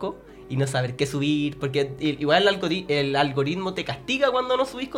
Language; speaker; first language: Spanish; native; Spanish